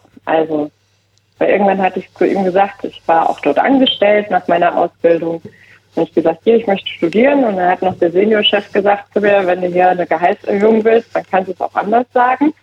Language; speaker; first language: German; native; German